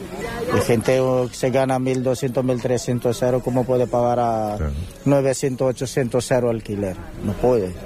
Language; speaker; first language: Spanish; non-native, learner; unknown